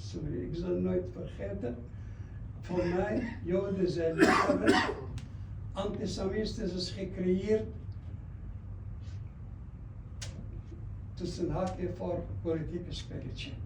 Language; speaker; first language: Dutch; non-native, fluent; Arabic